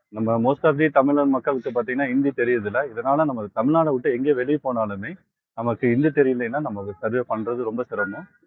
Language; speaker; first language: Tamil; native; Tamil